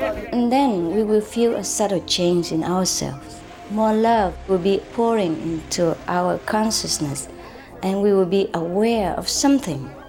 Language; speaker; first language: English; non-native, fluent; Vietnamese